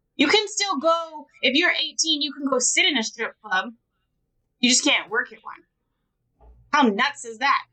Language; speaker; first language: English; native; English